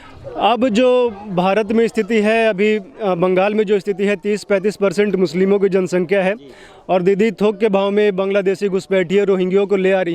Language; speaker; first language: Hindi; native; Hindi